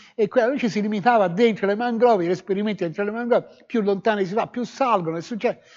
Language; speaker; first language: Italian; native; Italian